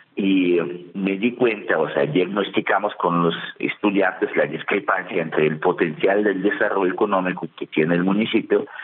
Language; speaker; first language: Spanish; non-native, fluent; Russian